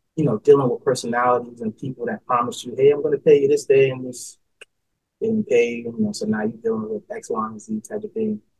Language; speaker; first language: English; native; English